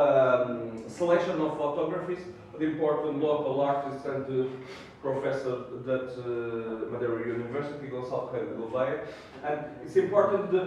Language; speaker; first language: English; non-native, learner; Portuguese